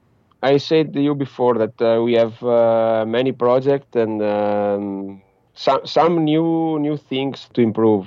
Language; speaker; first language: English; non-native, fluent; Italian